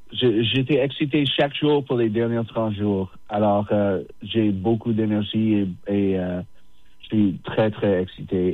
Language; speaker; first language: French; non-native, fluent; English